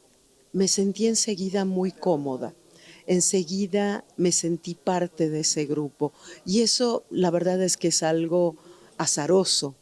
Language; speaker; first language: Spanish; native; Spanish